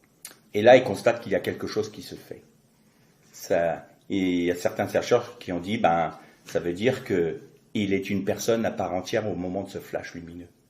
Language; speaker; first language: French; native; French